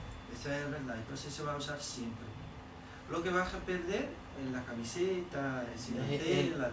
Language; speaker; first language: Spanish; non-native, learner; Portuguese